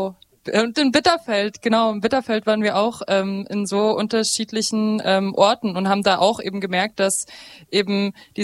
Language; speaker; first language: German; native; German